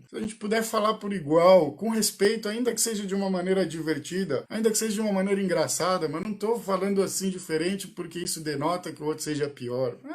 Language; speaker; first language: Portuguese; early bilingual, other home language; Hebrew